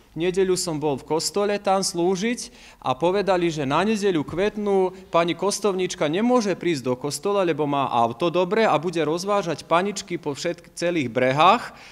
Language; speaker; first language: Slovak; native; Slovak